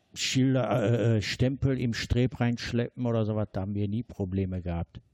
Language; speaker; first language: German; non-native, fluent; Turkish